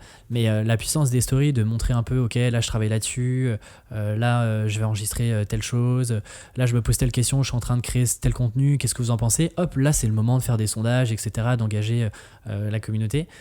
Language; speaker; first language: French; native; French